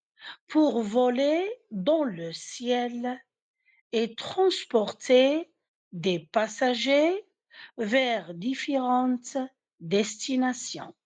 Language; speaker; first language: French; non-native, fluent; Arabic